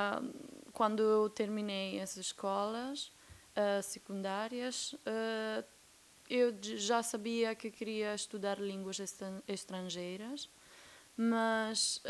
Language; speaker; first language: Portuguese; non-native, fluent; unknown